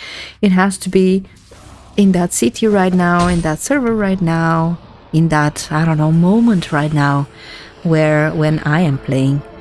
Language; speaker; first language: English; non-native, fluent; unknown